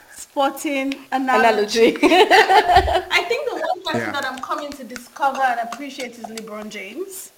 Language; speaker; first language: English; non-native, local second language; Yoruba